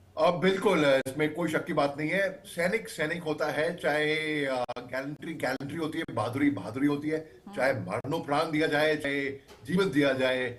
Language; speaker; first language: Hindi; native; Hindi